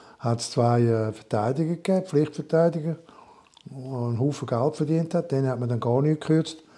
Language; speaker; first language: German; non-native, local second language; French